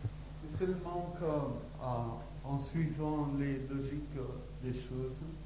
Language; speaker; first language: French; non-native, learner; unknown